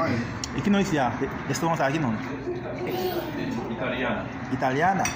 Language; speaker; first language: French; non-native, learner; Haitian Creole